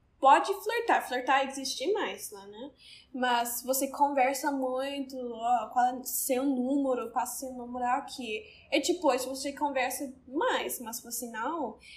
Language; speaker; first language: Portuguese; non-native, learner; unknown